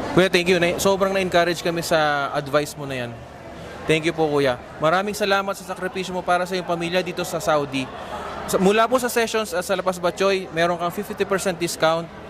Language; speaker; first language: Filipino; native; Filipino